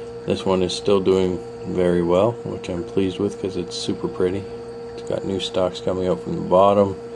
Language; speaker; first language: English; native; English